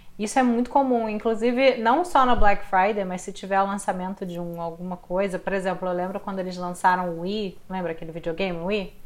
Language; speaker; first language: Portuguese; native; Portuguese